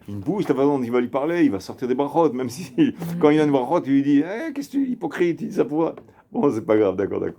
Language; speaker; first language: French; native; French